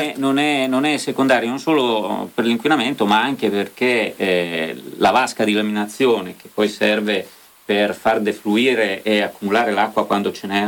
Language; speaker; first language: Italian; native; Italian